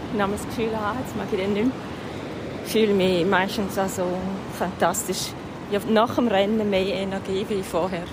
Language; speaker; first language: German; native; German